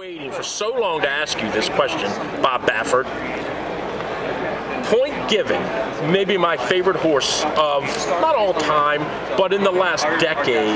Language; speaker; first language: English; native; English